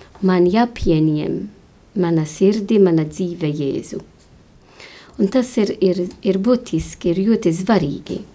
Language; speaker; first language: Latvian; non-native, fluent; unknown